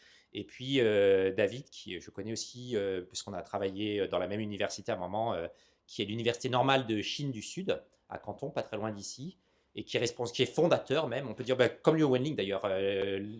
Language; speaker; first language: French; native; French